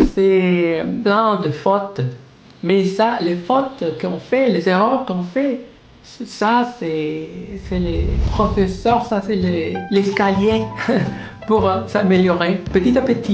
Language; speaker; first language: French; non-native, learner; Spanish